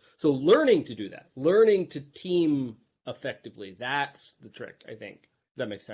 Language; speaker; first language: English; native; English